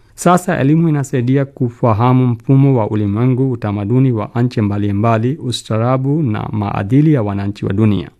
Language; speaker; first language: Swahili; non-native, fluent; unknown